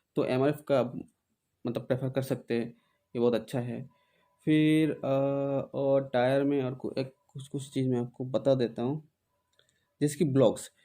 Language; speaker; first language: Hindi; non-native, local second language; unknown